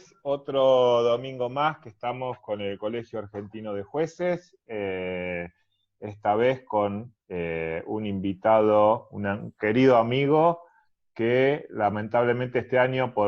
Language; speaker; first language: Spanish; native; Spanish